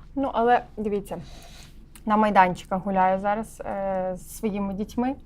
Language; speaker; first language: Ukrainian; native; Ukrainian